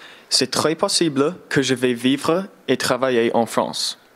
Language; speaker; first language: French; non-native, learner; English